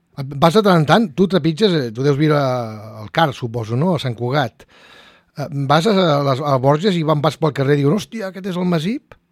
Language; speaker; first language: Catalan; native; Catalan